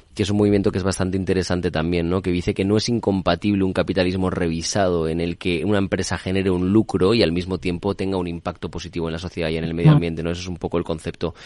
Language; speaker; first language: Spanish; native; Spanish